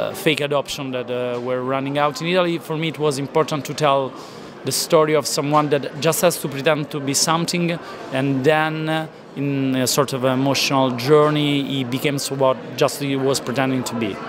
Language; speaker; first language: English; non-native, fluent; Italian